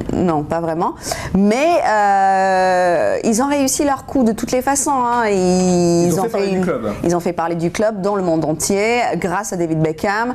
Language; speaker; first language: French; non-native, fluent; English